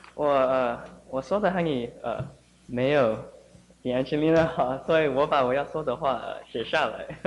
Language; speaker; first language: Chinese; early bilingual, heritage; Chinese